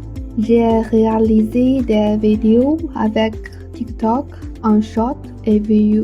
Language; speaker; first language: French; non-native, learner; Chinese